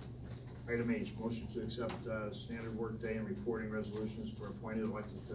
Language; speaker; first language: English; native; English